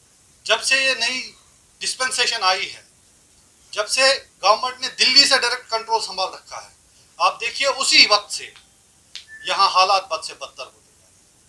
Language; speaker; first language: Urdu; non-native, local second language; Kashmiri